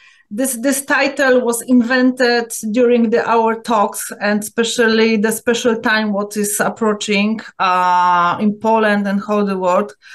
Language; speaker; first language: English; non-native, learner; Polish